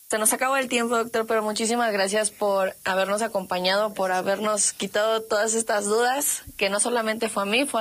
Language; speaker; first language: Spanish; native; Spanish